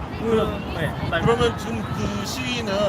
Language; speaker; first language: Korean; native; Korean